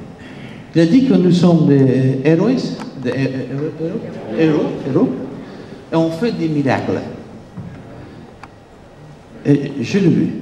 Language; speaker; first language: French; non-native, fluent; Spanish